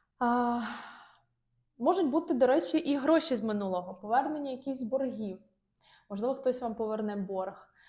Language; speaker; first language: Ukrainian; non-native, local second language; Russian